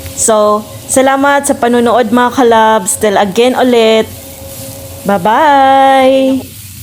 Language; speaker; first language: Filipino; non-native, local second language; Cebuano